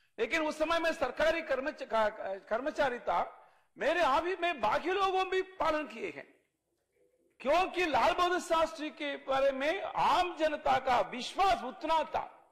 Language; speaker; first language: Hindi; non-native, local second language; Tamil